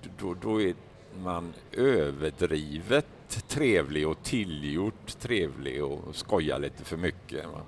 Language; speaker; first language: Swedish; native; Swedish